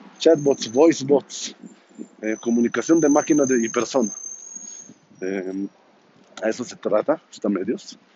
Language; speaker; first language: Spanish; non-native, fluent; Hebrew